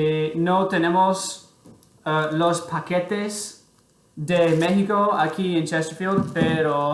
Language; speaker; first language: Spanish; non-native, fluent; English